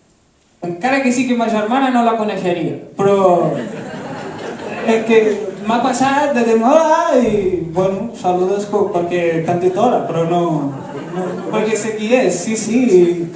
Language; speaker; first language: Catalan; early bilingual, other home language; Arabic